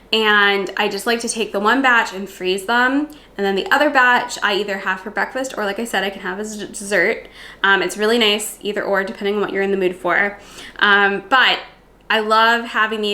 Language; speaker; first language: English; native; English